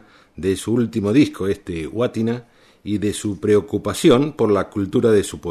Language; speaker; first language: Spanish; native; Spanish